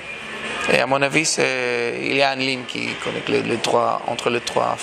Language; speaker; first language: French; non-native, fluent; Hebrew